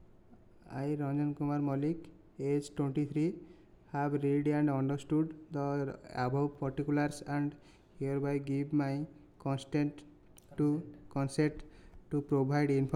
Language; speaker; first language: English; non-native, local second language; Odia